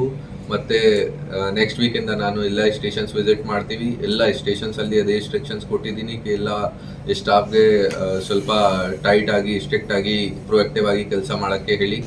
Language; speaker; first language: Kannada; non-native, local second language; Hindi